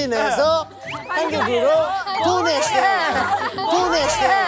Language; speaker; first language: Korean; native; Korean